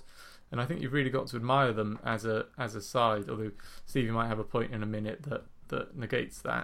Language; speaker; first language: English; native; English